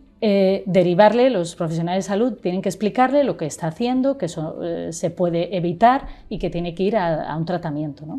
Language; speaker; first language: Spanish; native; Spanish